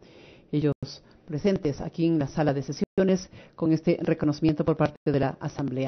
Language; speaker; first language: Spanish; native; Spanish